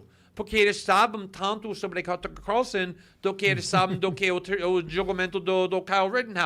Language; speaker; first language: Portuguese; non-native, fluent; English